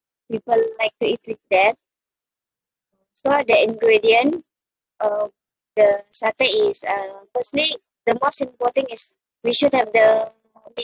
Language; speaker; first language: English; non-native, local second language; Malay